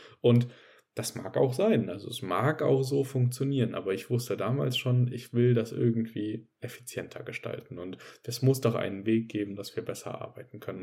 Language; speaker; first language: German; native; German